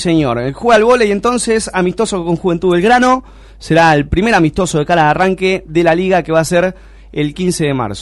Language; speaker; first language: Spanish; native; Spanish